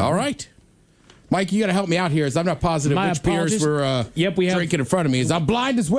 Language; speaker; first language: English; native; English